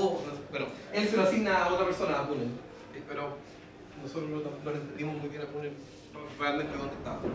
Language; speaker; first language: Spanish; native; Spanish